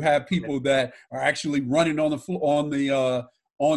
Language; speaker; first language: English; native; English